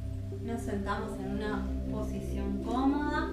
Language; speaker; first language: Spanish; native; Spanish